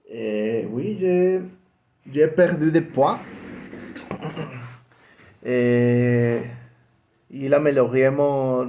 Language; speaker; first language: French; non-native, learner; Spanish